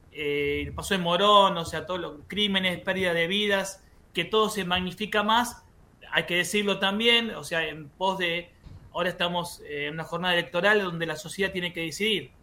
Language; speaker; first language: Spanish; native; Spanish